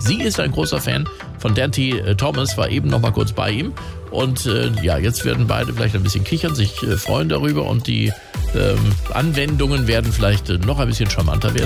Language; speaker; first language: German; native; German